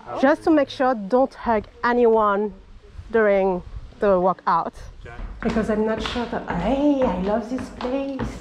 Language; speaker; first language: English; non-native, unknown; French